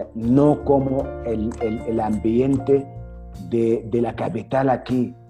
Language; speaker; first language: Spanish; non-native, fluent; Arabic